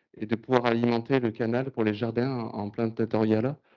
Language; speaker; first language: French; native; French